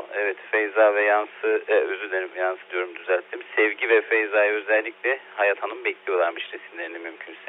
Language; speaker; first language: Turkish; native; Turkish